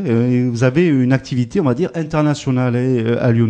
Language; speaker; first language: French; native; French